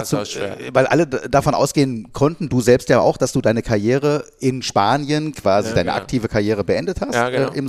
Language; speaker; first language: German; native; German